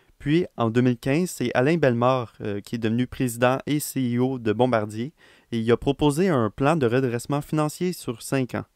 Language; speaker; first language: French; native; French